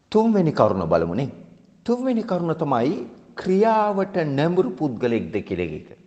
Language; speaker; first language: Sinhala; native; Sinhala